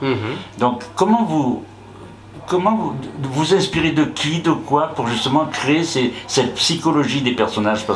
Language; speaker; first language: French; native; French